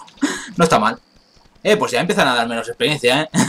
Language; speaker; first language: Spanish; native; Spanish